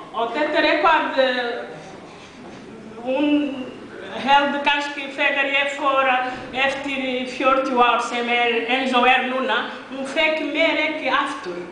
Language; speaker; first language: Icelandic; non-native, learner; Portuguese